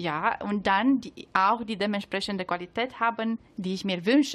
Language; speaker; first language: German; non-native, learner; Italian